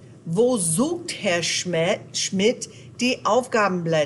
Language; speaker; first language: German; non-native, fluent; English